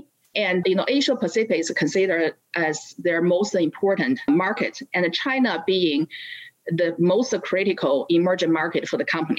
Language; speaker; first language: English; non-native, fluent; Chinese